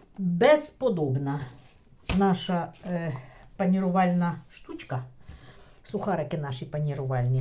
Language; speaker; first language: Ukrainian; non-native, local second language; Russian